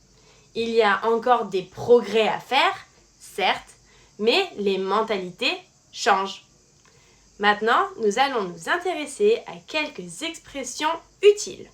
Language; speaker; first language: French; native; French